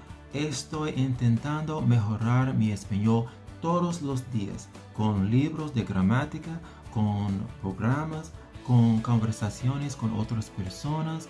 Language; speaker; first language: Spanish; non-native, learner; English